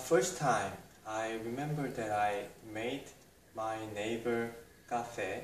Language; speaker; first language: English; non-native, fluent; Korean